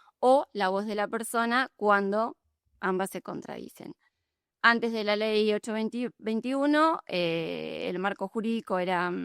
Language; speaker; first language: Spanish; native; Spanish